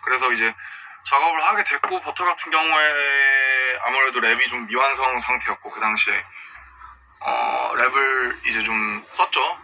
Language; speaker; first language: Korean; native; Korean